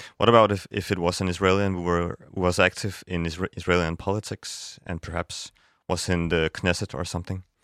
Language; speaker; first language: English; non-native, fluent; Danish